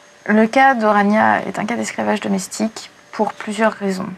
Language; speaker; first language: French; native; French